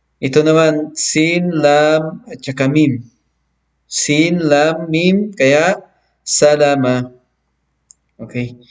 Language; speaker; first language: Filipino; non-native, local second language; Maranao